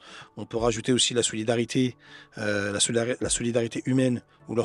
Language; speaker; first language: French; native; French